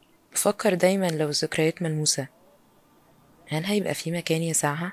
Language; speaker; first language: Arabic; native; Arabic